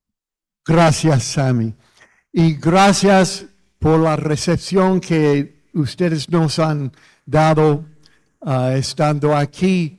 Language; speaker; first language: Spanish; non-native, fluent; English